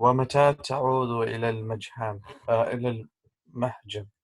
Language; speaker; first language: Arabic; non-native, learner; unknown